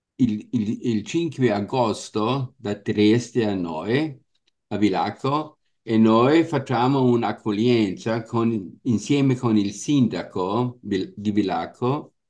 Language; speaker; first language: Italian; non-native, learner; German